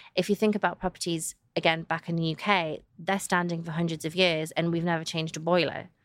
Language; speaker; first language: English; native; English